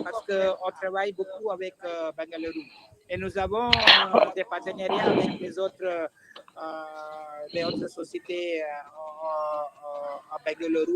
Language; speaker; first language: French; non-native, learner; Hindi